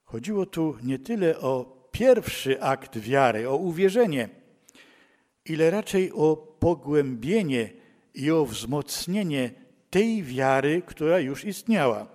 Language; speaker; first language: Polish; native; Polish